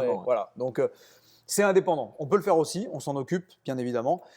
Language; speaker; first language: French; native; French